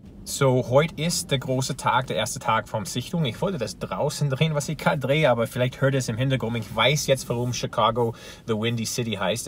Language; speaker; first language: German; non-native, fluent; English